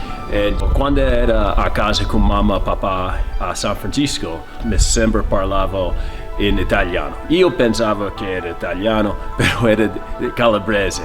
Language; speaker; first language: Italian; early bilingual, heritage; Italian